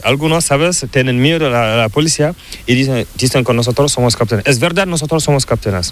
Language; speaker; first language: Spanish; non-native, learner; Fula